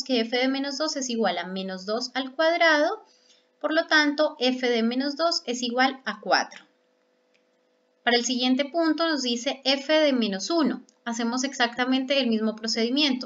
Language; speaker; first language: Spanish; native; Spanish